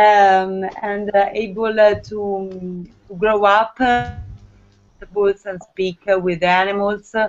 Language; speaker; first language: English; non-native, learner; Italian